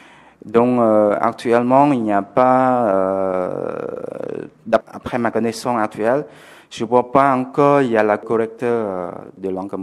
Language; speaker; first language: French; non-native, fluent; Khmer